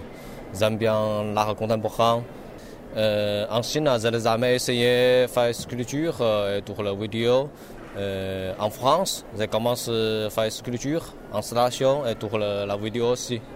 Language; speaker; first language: French; non-native, learner; Chinese